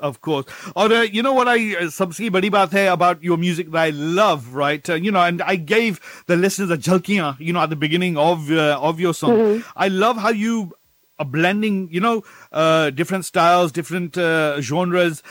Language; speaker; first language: English; early bilingual, other home language; Hindi